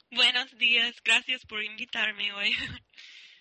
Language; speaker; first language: Spanish; non-native, learner; English